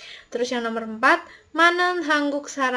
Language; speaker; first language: Korean; non-native, learner; Indonesian